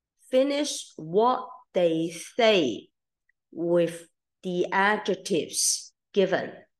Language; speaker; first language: English; non-native, local second language; Cantonese